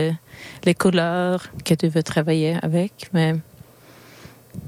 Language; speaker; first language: French; non-native, learner; Swedish